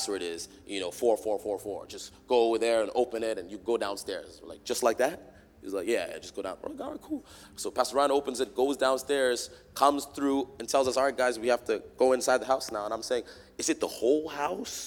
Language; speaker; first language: English; native; English